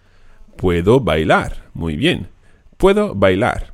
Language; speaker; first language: Spanish; non-native, fluent; English